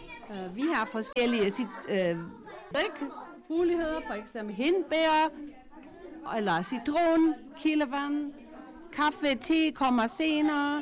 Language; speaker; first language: Danish; non-native, local second language; German